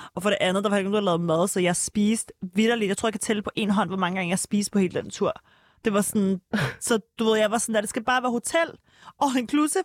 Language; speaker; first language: Danish; early bilingual, other home language; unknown